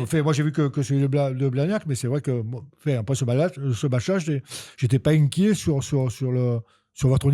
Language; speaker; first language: French; native; French